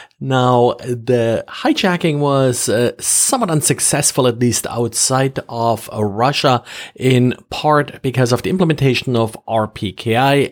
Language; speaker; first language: English; non-native, fluent; German